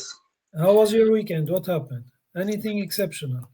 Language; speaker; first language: English; non-native, fluent; Polish